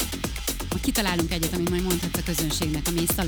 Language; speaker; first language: Hungarian; native; Hungarian